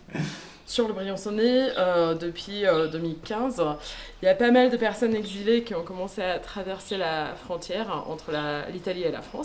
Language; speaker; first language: French; native; French